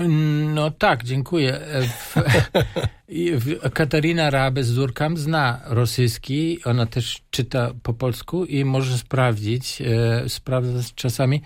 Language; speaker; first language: Polish; non-native, fluent; German